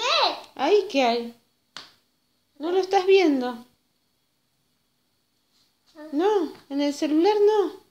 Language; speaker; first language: Spanish; native; Spanish